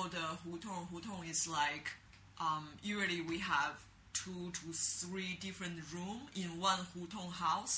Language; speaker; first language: English; non-native, learner; Chinese